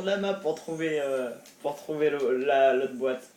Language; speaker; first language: French; native; French